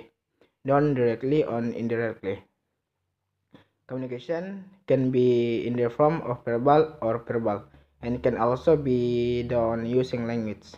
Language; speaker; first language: English; non-native, learner; Indonesian